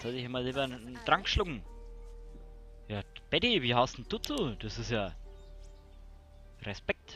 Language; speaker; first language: German; native; German